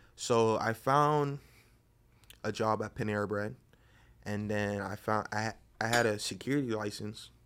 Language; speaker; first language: English; native; English